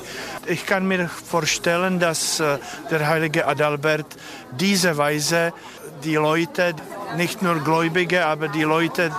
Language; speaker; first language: German; non-native, fluent; Czech